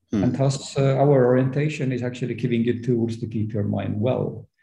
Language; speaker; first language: English; non-native, fluent; Estonian